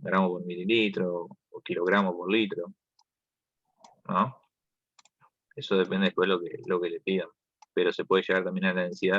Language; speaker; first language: Spanish; native; Spanish